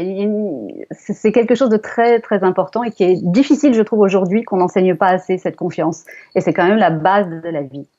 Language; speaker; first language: French; native; French